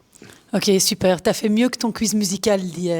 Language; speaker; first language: French; native; French